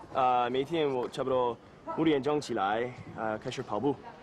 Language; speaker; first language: Chinese; non-native, learner; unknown